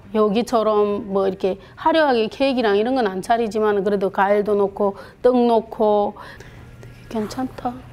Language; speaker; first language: Korean; native; Korean